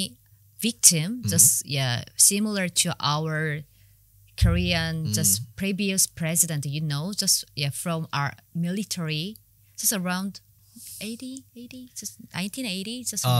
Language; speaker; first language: English; non-native, learner; Korean